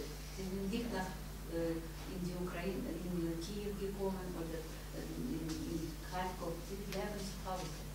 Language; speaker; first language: German; non-native, learner; Russian